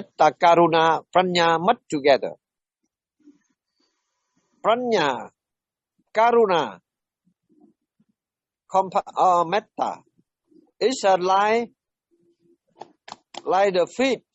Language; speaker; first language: English; non-native, learner; Vietnamese